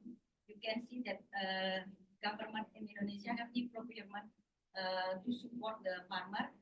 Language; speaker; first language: English; non-native, learner; Indonesian